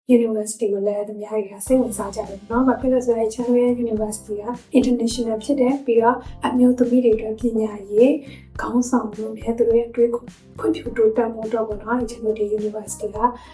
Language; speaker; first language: Burmese; non-native, local second language; S'gaw Karen